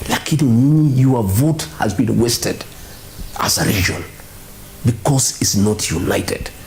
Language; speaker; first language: English; non-native, local second language; Kikuyu